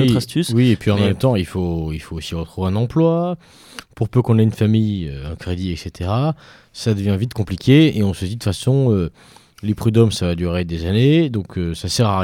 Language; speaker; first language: French; native; French